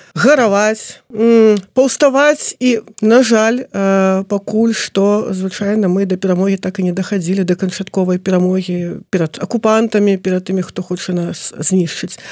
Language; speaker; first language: Belarusian; native; Belarusian